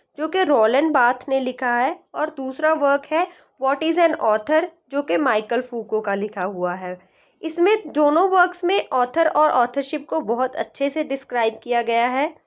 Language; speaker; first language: Hindi; native; Hindi